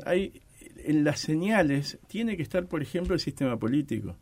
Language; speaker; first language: Spanish; native; Spanish